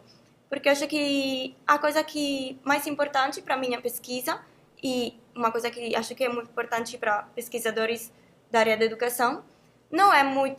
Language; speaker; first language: Portuguese; non-native, fluent; Italian